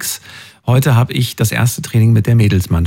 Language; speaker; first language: German; native; German